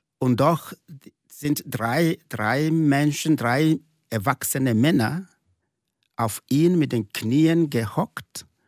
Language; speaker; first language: German; non-native, fluent; Igbo